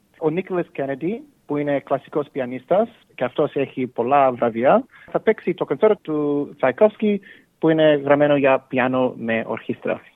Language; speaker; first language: Greek; early bilingual, heritage; Greek